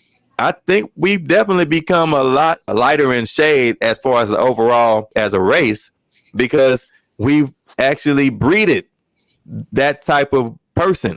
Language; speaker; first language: English; native; English